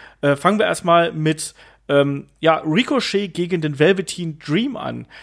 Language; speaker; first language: German; native; German